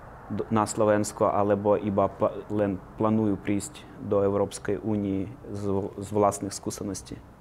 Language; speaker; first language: Slovak; non-native, fluent; Ukrainian